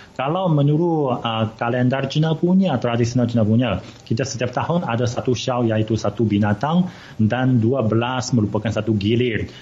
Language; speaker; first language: Malay; non-native, fluent; Chinese